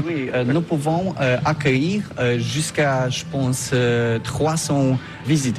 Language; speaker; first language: French; non-native, learner; Polish